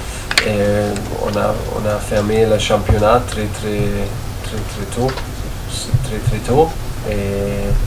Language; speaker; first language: French; non-native, learner; German